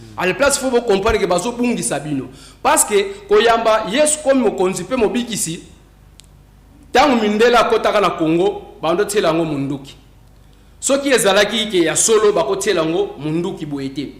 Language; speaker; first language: Lingala; non-native, local second language; Kongo